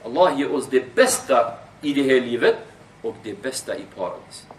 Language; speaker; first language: Swedish; non-native, fluent; Arabic